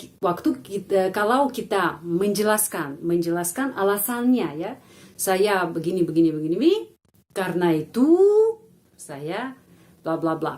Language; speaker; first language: Indonesian; non-native, fluent; Russian